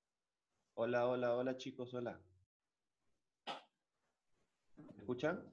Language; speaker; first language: Spanish; native; Spanish